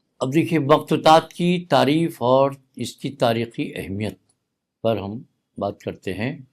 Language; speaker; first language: Urdu; native; Urdu